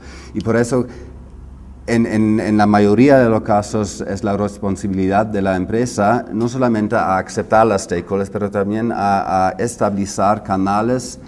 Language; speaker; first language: Spanish; non-native, fluent; German